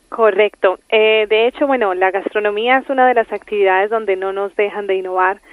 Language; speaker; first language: Spanish; native; Spanish